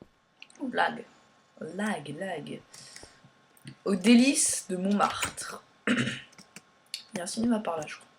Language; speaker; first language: French; native; French